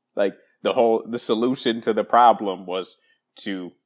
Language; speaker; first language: English; native; English